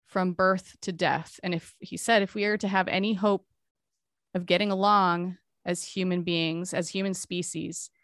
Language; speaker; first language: English; native; English